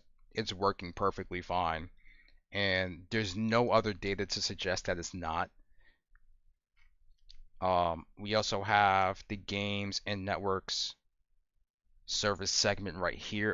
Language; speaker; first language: English; native; English